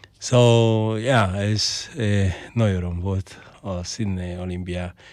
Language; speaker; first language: Hungarian; non-native, learner; Spanish